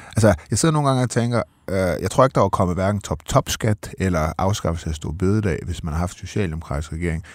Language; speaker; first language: Danish; native; Danish